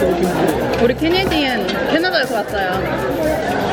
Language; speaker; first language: Korean; early bilingual, heritage; Korean